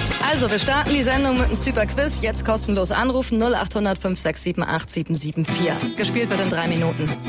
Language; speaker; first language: German; native; German